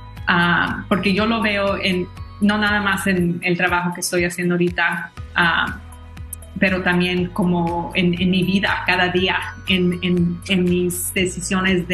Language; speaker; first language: Spanish; early bilingual, heritage; Spanish